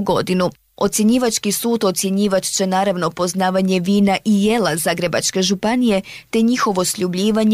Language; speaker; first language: Serbian; native; Serbian